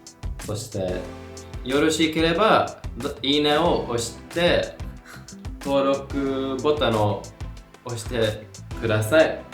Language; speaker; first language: Japanese; non-native, learner; English